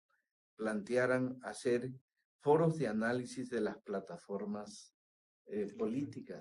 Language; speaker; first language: Spanish; native; Spanish